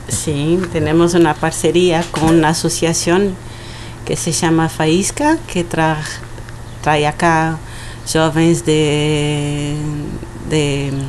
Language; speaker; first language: Spanish; non-native, learner; Portuguese